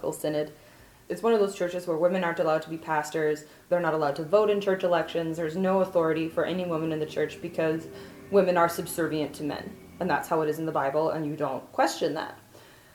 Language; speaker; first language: English; native; English